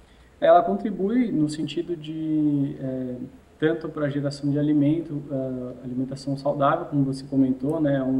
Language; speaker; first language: Portuguese; native; Portuguese